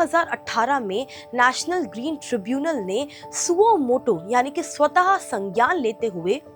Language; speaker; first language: Hindi; native; Hindi